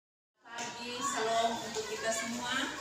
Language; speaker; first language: Indonesian; native; Indonesian